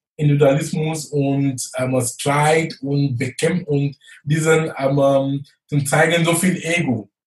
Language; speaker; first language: German; non-native, fluent; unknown